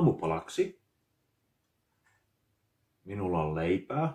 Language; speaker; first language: Finnish; native; Finnish